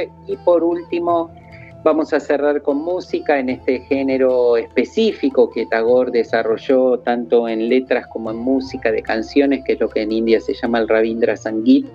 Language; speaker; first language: Spanish; native; Spanish